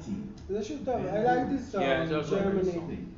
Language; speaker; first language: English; non-native, fluent; Hebrew